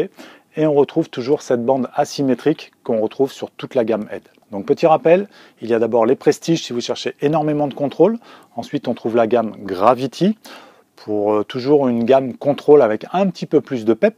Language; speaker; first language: French; native; French